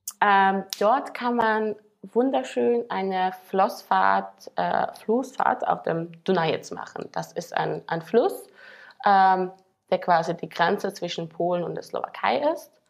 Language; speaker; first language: German; non-native, fluent; Slovak